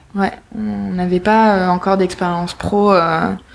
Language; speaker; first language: French; native; French